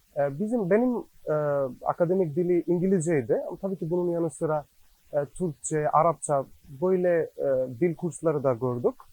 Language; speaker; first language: Turkish; non-native, fluent; Bangla